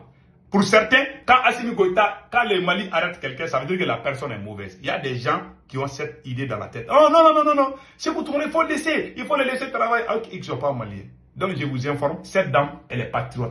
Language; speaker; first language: French; non-native, local second language; Bambara